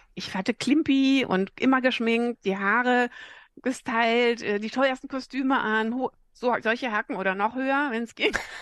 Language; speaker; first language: German; native; German